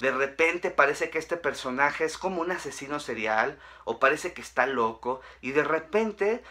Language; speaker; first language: Spanish; native; Spanish